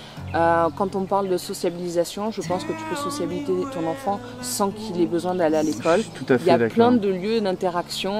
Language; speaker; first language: French; native; French